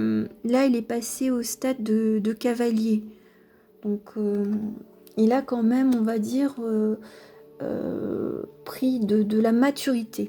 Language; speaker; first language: French; native; French